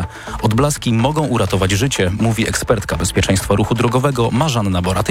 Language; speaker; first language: Polish; native; Polish